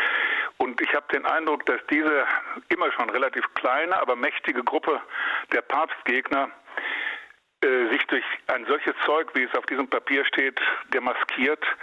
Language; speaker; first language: German; native; German